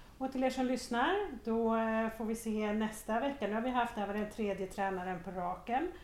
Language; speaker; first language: Swedish; native; Swedish